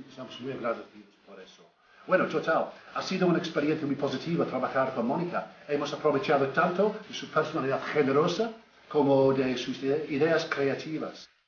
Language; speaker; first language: Spanish; non-native, fluent; English